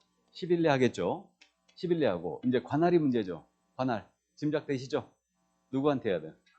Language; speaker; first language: Korean; native; Korean